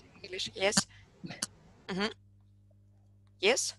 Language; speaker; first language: English; non-native, fluent; Finnish